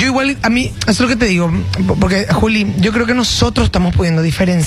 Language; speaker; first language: Spanish; native; Spanish